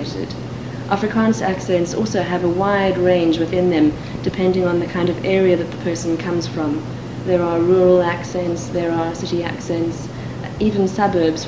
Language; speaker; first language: English; native; English